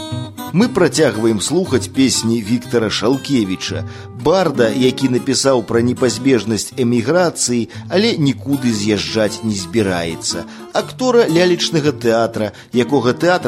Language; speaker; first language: Belarusian; native; Belarusian